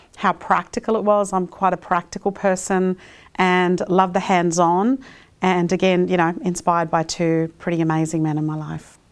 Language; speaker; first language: English; early bilingual, other home language; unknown